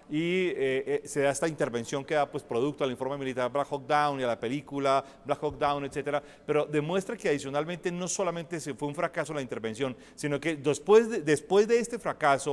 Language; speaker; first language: Spanish; native; Spanish